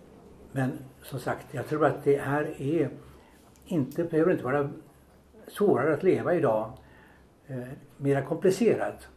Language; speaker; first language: Swedish; native; Swedish